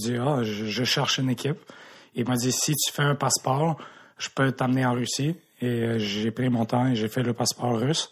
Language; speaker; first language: French; early bilingual, other home language; Russian